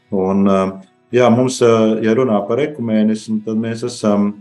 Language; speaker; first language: Latvian; native; Latvian